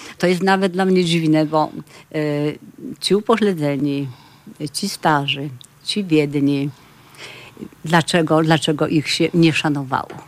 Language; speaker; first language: Polish; native; Polish